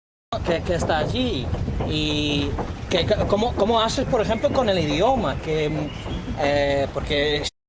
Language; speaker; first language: Spanish; non-native, fluent; English